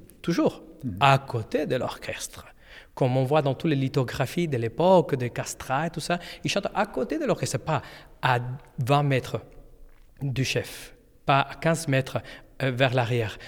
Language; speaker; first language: French; non-native, fluent; Spanish